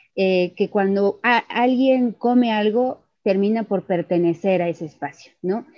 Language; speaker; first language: Spanish; native; Spanish